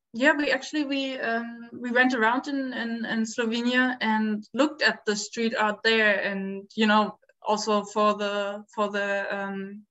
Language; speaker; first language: English; non-native, fluent; German